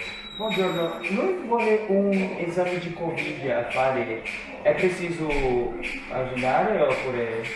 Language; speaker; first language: Italian; non-native, learner; Portuguese